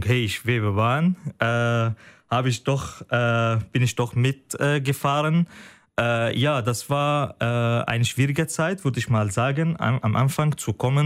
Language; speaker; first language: German; non-native, fluent; Arabic